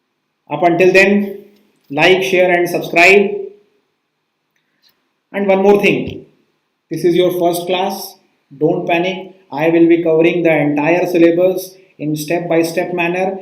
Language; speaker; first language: English; non-native, local second language; Hindi